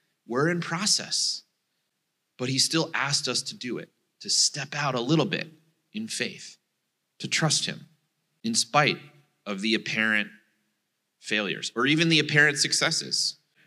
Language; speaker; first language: English; native; English